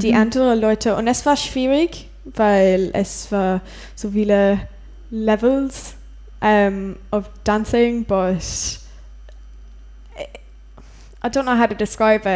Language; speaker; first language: German; non-native, learner; English